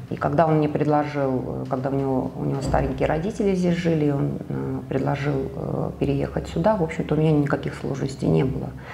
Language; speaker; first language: Russian; native; Russian